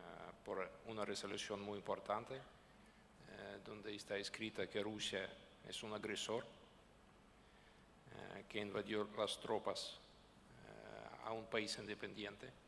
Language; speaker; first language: Spanish; non-native, learner; Ukrainian